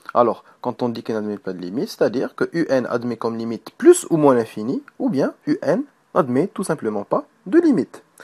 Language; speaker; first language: French; non-native, local second language; Arabic